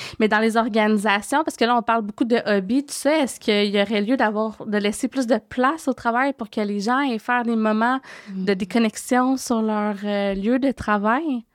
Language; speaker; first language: French; native; French